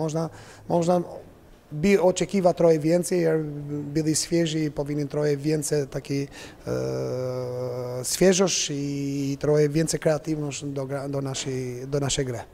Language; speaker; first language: Polish; non-native, fluent; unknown